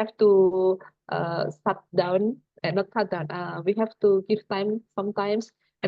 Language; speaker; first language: English; non-native, fluent; Indonesian